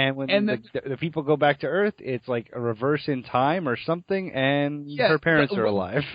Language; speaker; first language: English; native; English